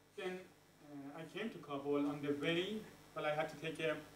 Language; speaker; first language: English; non-native, fluent; Persian